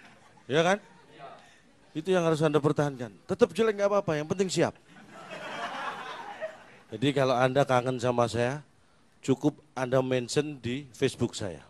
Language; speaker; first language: Indonesian; native; Indonesian